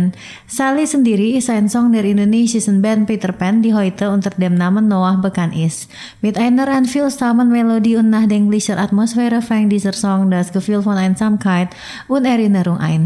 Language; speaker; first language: German; non-native, fluent; Indonesian